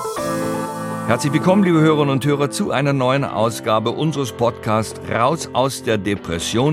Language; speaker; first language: German; native; German